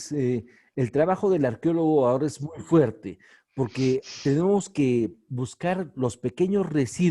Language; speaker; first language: Spanish; native; Spanish